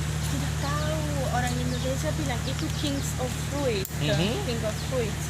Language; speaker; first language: Indonesian; non-native, learner; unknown